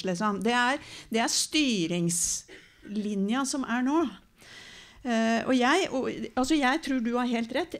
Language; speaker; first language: Norwegian; native; Norwegian